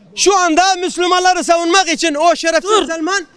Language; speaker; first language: Turkish; native; Turkish